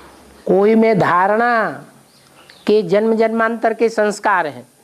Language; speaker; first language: Hindi; native; Hindi